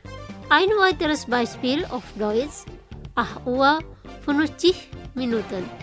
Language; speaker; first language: German; non-native, fluent; Indonesian